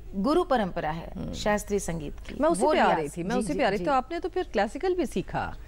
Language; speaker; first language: Hindi; native; Hindi